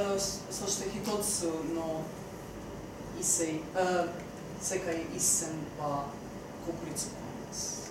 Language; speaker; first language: Japanese; non-native, learner; Croatian